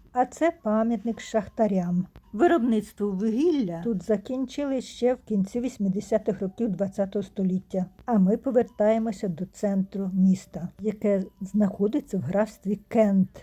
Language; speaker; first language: Ukrainian; native; Ukrainian